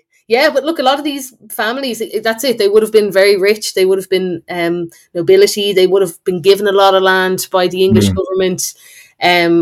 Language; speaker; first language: English; native; English